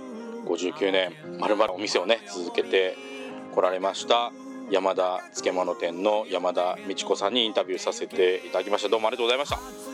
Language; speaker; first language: Japanese; native; Japanese